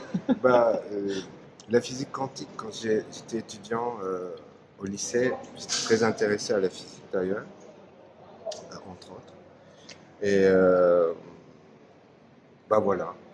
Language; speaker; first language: French; non-native, fluent; Turkish